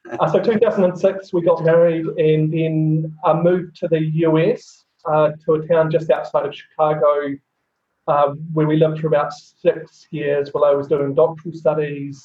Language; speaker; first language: English; native; English